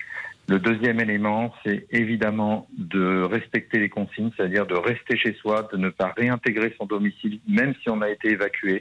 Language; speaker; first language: French; native; French